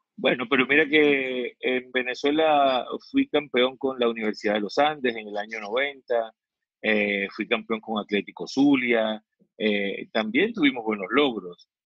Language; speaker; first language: Spanish; native; Spanish